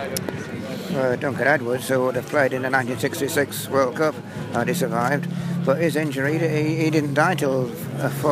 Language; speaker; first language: English; native; English